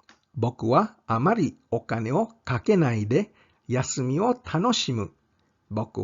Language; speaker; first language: Japanese; non-native, fluent; English